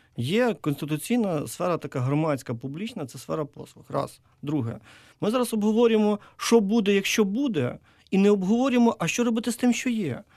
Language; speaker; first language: Ukrainian; native; Ukrainian